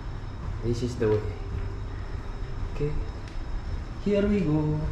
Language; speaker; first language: English; non-native, learner; Indonesian